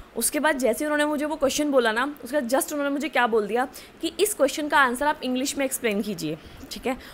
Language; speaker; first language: Hindi; native; Hindi